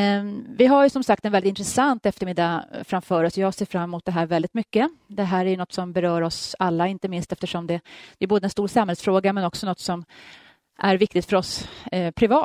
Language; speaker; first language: Swedish; native; Swedish